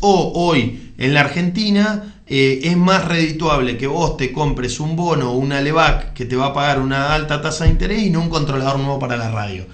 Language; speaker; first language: Spanish; native; Spanish